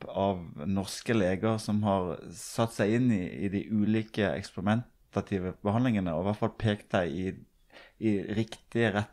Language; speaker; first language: Norwegian; native; Norwegian